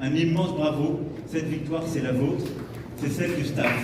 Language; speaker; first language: French; native; French